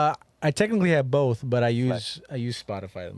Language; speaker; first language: English; native; English